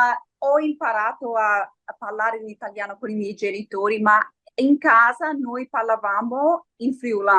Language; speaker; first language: Italian; early bilingual, heritage; Friulian